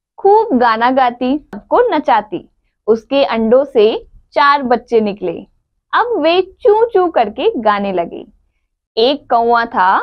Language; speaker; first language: Hindi; native; Hindi